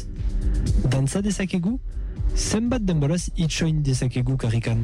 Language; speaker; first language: Basque; non-native, local second language; French